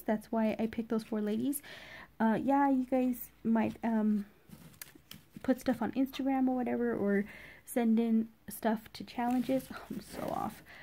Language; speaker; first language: English; native; English